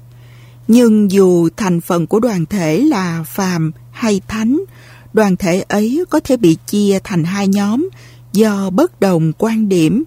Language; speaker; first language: Vietnamese; native; Vietnamese